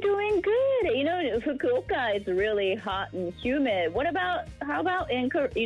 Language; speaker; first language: English; non-native, fluent; Japanese